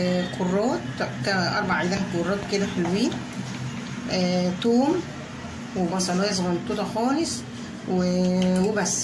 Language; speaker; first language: Arabic; native; Arabic